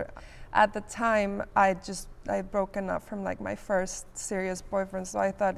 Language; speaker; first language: English; non-native, fluent; Spanish